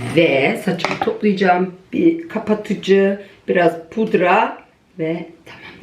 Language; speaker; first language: Turkish; early bilingual, heritage; Turkish